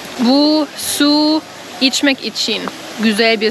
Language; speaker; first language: Turkish; non-native, learner; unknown